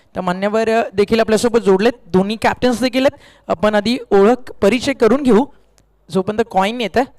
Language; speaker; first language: Marathi; native; Marathi